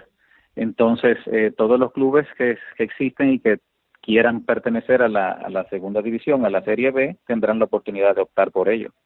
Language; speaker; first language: Spanish; native; Spanish